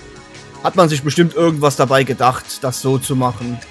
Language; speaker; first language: German; native; German